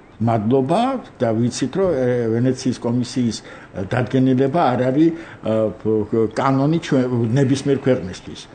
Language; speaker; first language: Georgian; non-native, local second language; Armenian